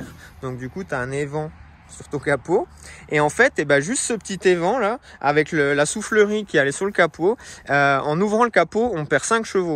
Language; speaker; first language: French; native; French